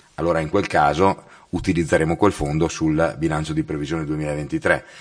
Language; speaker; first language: Italian; native; Italian